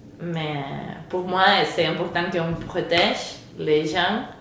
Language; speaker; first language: French; non-native, fluent; Spanish